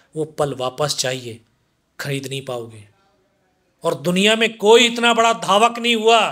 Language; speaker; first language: Hindi; native; Hindi